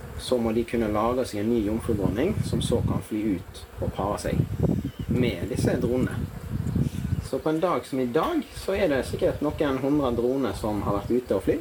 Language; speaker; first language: Norwegian; native; Norwegian